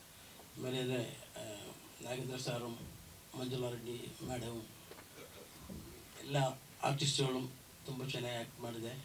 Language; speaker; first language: Kannada; non-native, learner; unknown